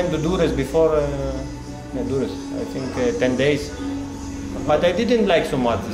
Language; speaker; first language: English; non-native, learner; Greek